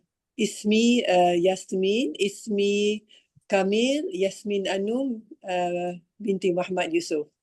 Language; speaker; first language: Arabic; non-native, learner; Malay